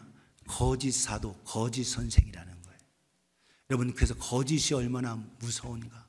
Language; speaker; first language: Korean; native; Korean